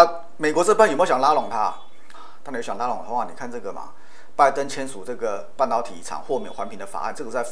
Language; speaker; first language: Chinese; native; Chinese